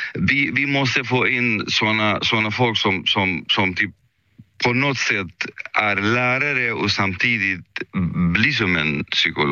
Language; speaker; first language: Swedish; early bilingual, other home language; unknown